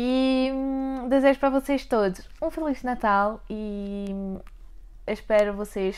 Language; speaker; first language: Portuguese; early bilingual, heritage; Portuguese